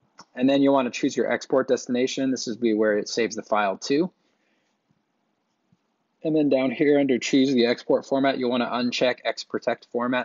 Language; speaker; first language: English; native; English